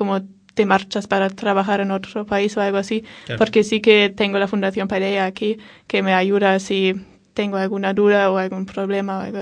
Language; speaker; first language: Spanish; non-native, fluent; German